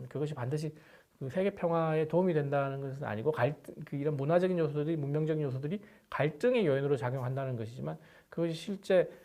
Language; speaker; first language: Korean; native; Korean